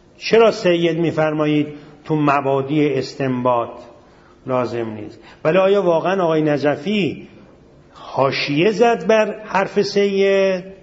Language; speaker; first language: Persian; native; Persian